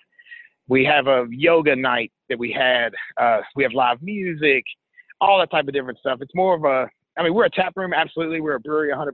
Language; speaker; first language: English; native; English